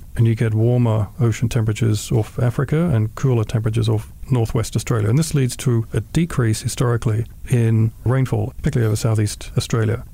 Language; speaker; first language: English; native; English